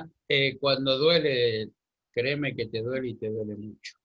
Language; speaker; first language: Spanish; native; Spanish